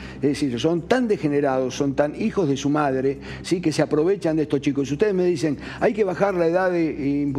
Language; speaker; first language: Spanish; native; Spanish